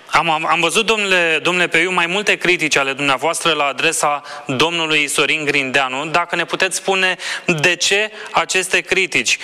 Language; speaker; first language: Romanian; native; Romanian